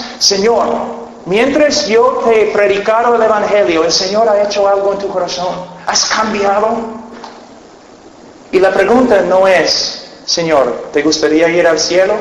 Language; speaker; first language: Spanish; non-native, fluent; English